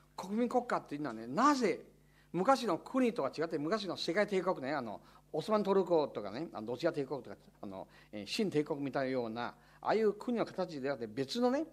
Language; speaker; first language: Japanese; non-native, fluent; Chinese